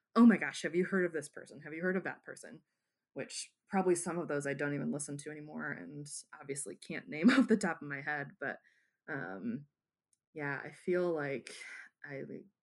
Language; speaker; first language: English; native; English